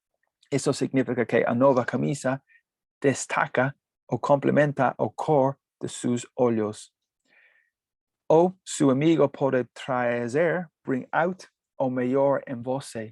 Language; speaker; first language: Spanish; non-native, learner; English